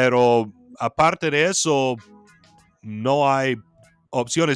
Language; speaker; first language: Spanish; non-native, fluent; English